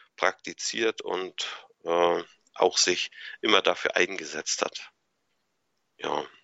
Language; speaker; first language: German; native; German